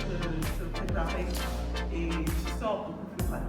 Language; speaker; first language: French; non-native, local second language; Kinyarwanda